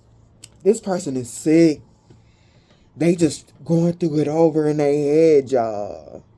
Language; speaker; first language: English; native; English